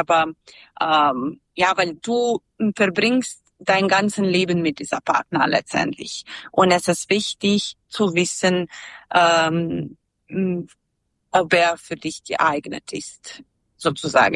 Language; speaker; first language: German; non-native, learner; Serbian